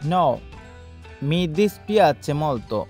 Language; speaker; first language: Italian; non-native, learner; Bangla